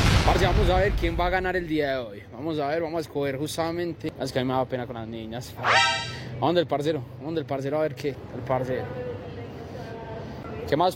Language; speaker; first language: Spanish; native; Spanish